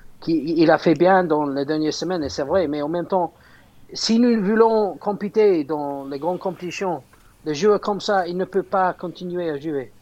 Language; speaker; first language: French; non-native, fluent; English